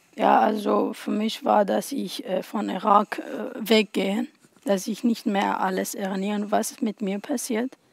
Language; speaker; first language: German; non-native, learner; Arabic